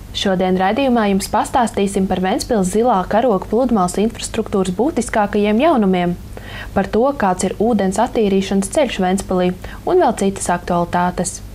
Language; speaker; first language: Latvian; native; Latvian